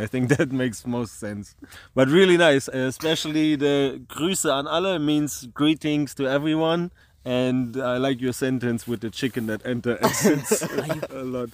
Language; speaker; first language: English; non-native, fluent; German